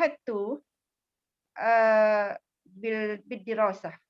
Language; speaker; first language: Arabic; non-native, learner; Malay